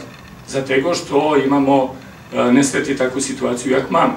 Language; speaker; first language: Polish; non-native, learner; Serbian